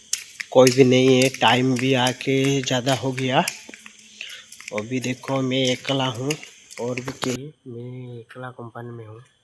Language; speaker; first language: Hindi; non-native, local second language; Odia